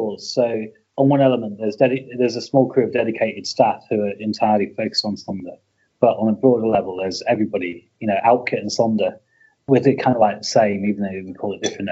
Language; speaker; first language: English; native; English